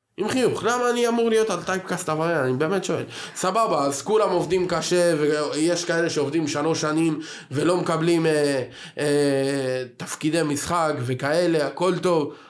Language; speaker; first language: Hebrew; native; Hebrew